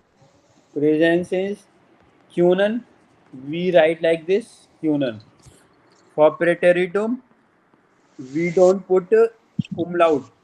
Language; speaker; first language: English; non-native, local second language; Hindi